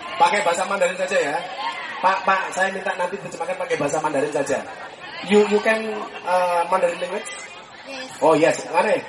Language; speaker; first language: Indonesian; non-native, local second language; Javanese